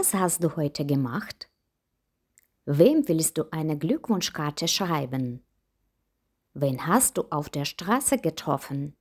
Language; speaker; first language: German; non-native, fluent; Ukrainian